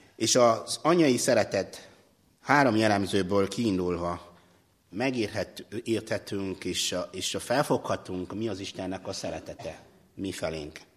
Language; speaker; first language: Hungarian; non-native, fluent; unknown